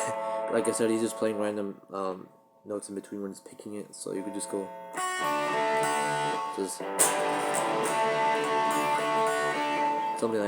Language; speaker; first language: English; native; English